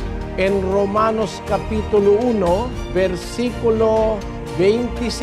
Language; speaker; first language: Spanish; non-native, learner; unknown